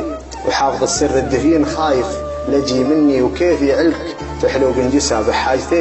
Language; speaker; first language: Arabic; native; Arabic